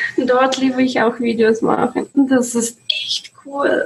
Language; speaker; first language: German; non-native, learner; Russian